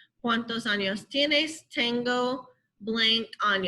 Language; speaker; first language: Spanish; non-native, fluent; English